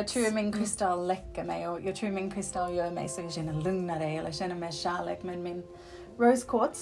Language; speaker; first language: Swedish; non-native, fluent; English